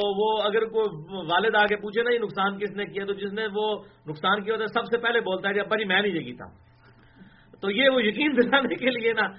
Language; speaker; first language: Urdu; non-native, local second language; Punjabi